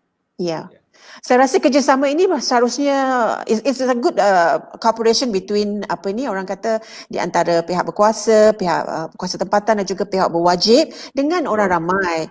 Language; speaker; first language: Malay; native; Malay